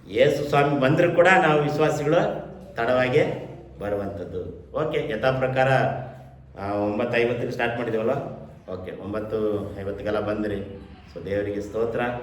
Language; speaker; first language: Kannada; native; Kannada